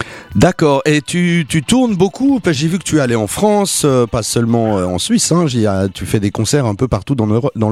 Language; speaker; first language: French; native; French